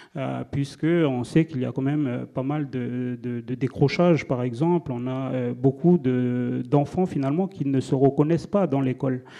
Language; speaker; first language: French; non-native, local second language; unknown